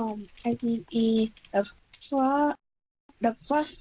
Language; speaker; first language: English; non-native, learner; Vietnamese